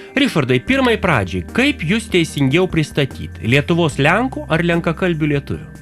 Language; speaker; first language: Lithuanian; native; Lithuanian